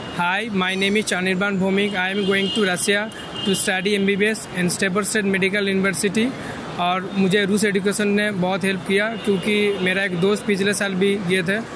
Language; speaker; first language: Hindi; non-native, local second language; Bangla